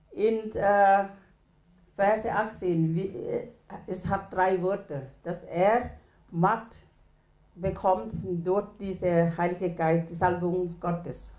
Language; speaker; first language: German; non-native, learner; Thai